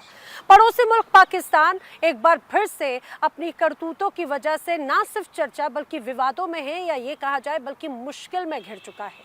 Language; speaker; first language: Hindi; native; Hindi